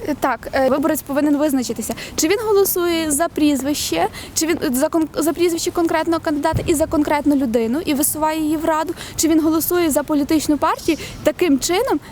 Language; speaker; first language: Ukrainian; native; Ukrainian